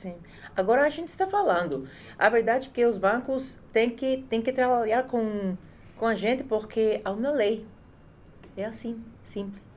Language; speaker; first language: Portuguese; non-native, fluent; Spanish